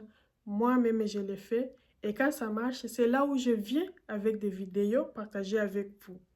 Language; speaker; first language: French; non-native, fluent; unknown